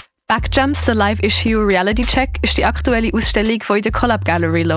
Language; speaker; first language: German; native; German